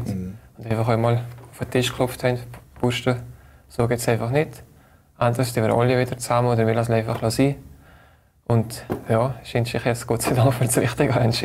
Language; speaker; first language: German; native; German